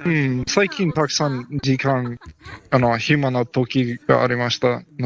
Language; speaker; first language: Japanese; non-native, learner; English